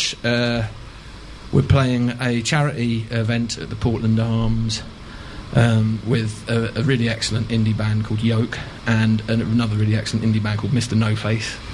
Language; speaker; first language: English; native; English